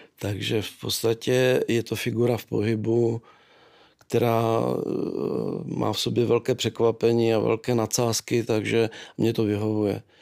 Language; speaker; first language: Czech; native; Czech